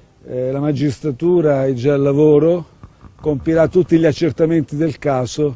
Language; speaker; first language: Italian; native; Italian